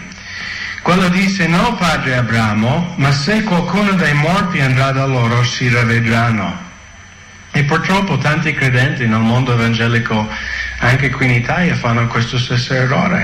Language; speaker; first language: Italian; non-native, fluent; English